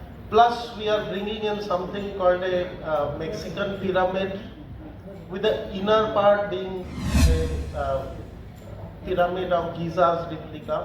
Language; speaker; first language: English; non-native, local second language; Bangla